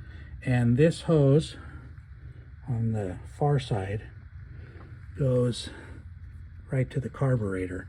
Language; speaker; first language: English; native; English